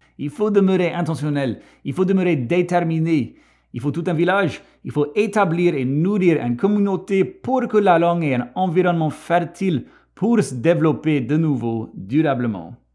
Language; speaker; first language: French; non-native, local second language; English